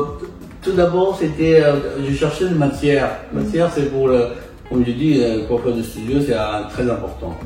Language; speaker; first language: French; non-native, fluent; Japanese